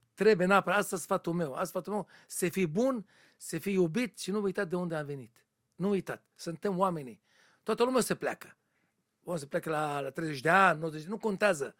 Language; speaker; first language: Romanian; non-native, learner; Hebrew